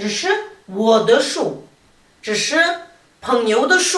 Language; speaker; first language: Chinese; non-native, fluent; Kazakh